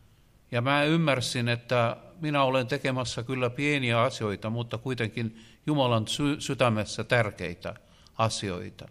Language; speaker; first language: Finnish; non-native, learner; Russian